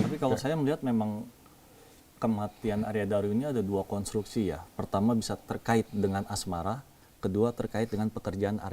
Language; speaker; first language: Indonesian; native; Indonesian